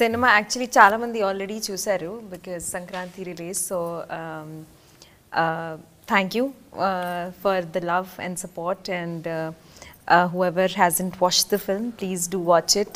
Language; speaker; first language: Telugu; non-native, local second language; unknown